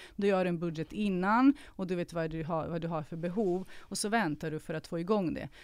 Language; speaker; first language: Swedish; early bilingual, other home language; Serbian